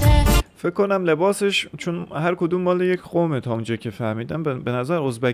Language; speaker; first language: Persian; native; Persian